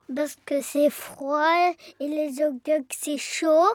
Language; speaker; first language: French; native; French